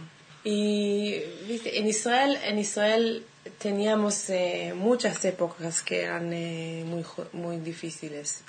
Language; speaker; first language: Spanish; non-native, fluent; Hebrew